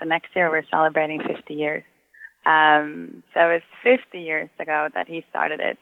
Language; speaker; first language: English; non-native, fluent; Swedish